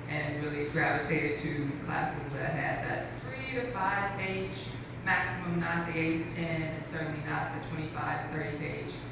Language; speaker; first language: English; native; English